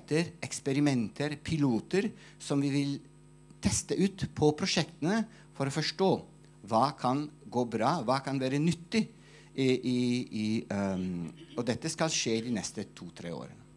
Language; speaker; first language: Norwegian; non-native, fluent; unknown